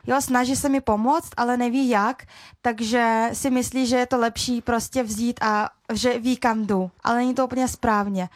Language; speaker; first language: Czech; early bilingual, other home language; Russian